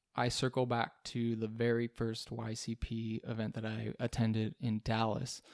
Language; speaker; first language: English; native; English